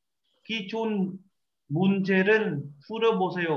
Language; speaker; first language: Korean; non-native, fluent; Vietnamese